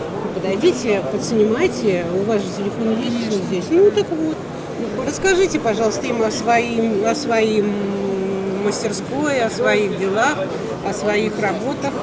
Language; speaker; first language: Russian; native; Russian